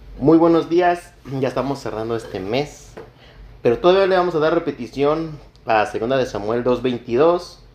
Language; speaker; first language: Spanish; native; Spanish